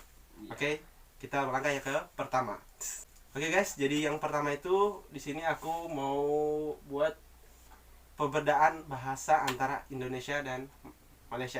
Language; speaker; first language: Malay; non-native, local second language; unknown